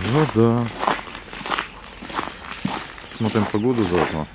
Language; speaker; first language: Russian; native; Russian